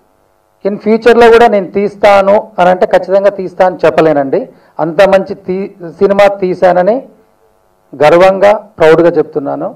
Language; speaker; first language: Telugu; native; Telugu